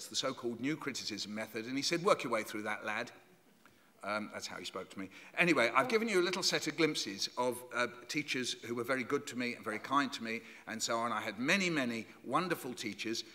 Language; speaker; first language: English; native; English